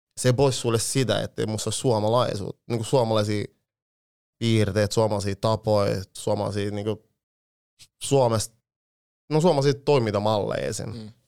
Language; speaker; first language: Finnish; early bilingual, other home language; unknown